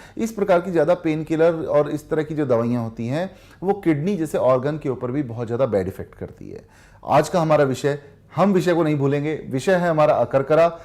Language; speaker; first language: Hindi; native; Hindi